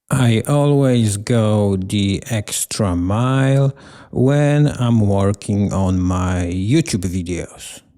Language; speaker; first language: English; non-native, learner; Polish